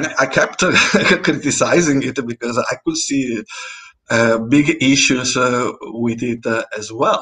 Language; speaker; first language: English; non-native, fluent; Italian